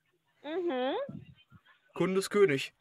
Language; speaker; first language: German; native; German